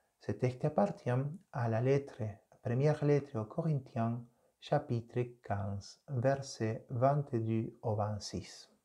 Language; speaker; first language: French; non-native, fluent; Spanish